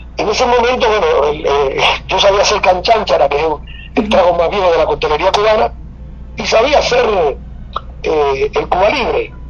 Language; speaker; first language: Spanish; native; Spanish